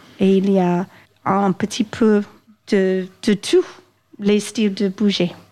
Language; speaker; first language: French; non-native, fluent; English